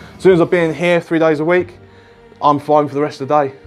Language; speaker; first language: English; native; English